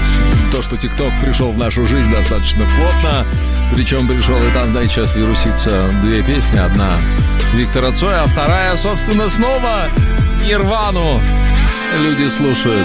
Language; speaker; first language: Russian; native; Russian